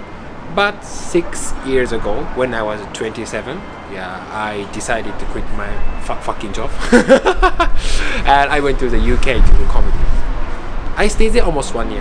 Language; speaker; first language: English; non-native, fluent; Japanese